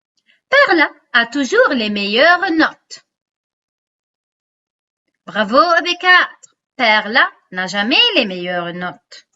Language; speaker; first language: French; non-native, local second language; Arabic